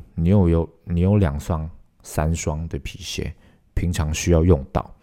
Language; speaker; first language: Chinese; non-native, local second language; Cantonese